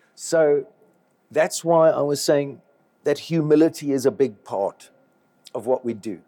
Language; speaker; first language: English; native; English